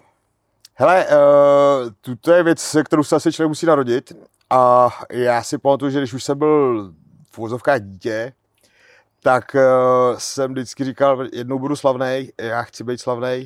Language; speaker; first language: Czech; native; Czech